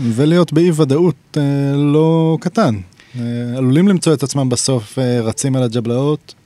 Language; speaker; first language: Hebrew; native; Hebrew